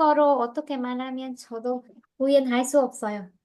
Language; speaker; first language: Korean; non-native, learner; Vietnamese